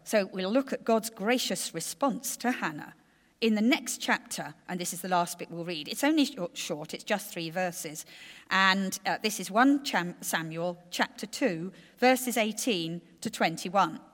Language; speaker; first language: English; native; English